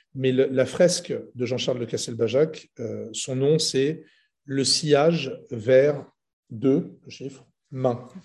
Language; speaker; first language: French; non-native, local second language; Arabic